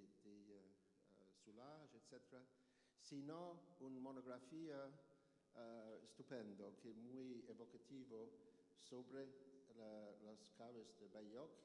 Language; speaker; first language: Spanish; non-native, learner; English